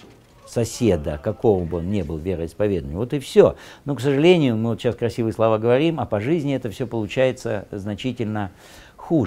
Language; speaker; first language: Russian; native; Russian